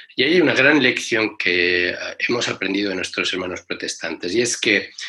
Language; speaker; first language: Spanish; native; Spanish